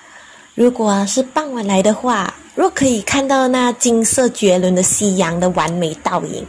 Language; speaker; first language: Chinese; native; Chinese